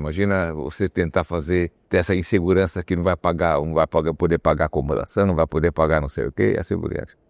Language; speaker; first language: Portuguese; early bilingual, other home language; Armenian